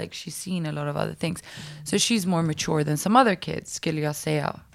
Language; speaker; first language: English; early bilingual, other home language; Swedish